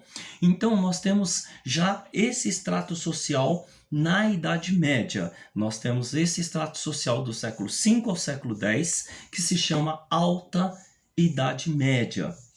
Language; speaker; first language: Portuguese; native; Portuguese